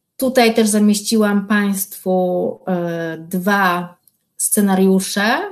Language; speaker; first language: Polish; native; Polish